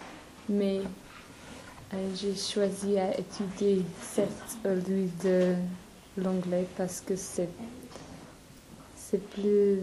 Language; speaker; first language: French; non-native, learner; English